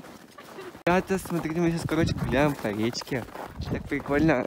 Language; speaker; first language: Russian; native; Russian